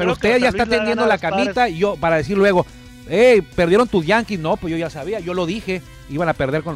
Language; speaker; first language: Spanish; native; Spanish